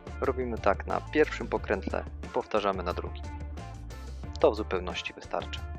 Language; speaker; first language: Polish; native; Polish